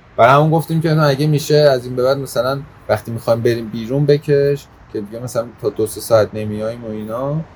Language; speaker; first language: Persian; non-native, local second language; Azerbaijani